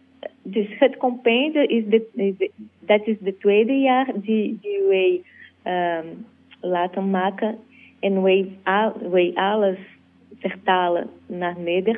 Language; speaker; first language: Dutch; non-native, learner; Portuguese